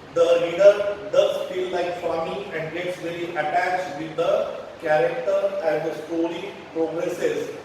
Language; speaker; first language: English; non-native, local second language; Marathi